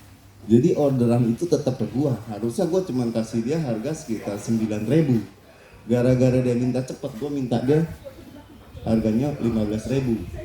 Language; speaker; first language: Indonesian; native; Indonesian